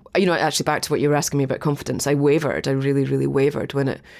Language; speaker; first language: English; native; English